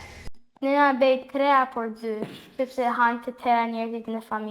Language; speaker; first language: Albanian; early bilingual, heritage; Albanian